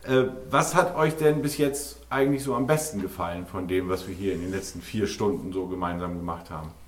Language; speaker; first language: German; native; German